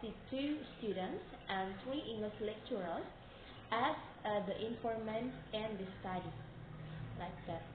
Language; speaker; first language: English; non-native, learner; Indonesian